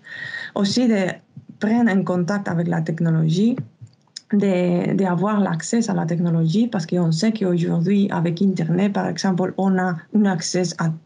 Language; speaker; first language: French; non-native, fluent; Spanish